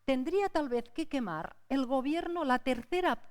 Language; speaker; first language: Spanish; non-native, local second language; Catalan